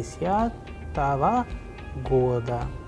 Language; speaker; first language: Russian; non-native, fluent; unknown